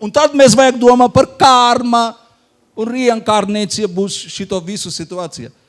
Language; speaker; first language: Latvian; non-native, learner; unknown